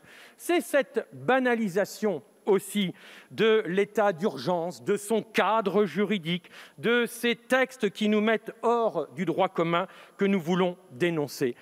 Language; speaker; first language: French; native; French